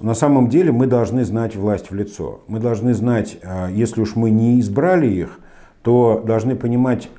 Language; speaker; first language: Russian; native; Russian